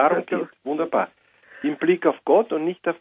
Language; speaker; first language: German; native; German